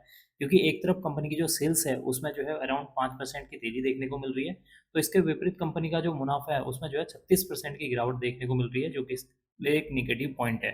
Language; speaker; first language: Hindi; native; Hindi